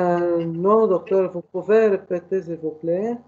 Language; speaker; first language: French; non-native, learner; Arabic